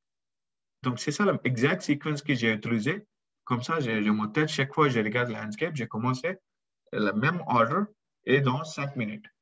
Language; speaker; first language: French; non-native, learner; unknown